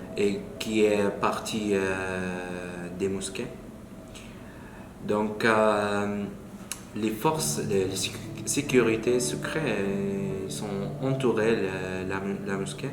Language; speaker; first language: French; non-native, learner; Arabic